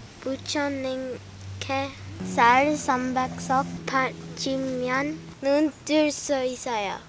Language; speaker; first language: Korean; non-native, learner; English